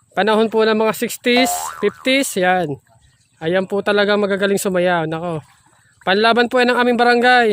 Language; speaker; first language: Filipino; native; Filipino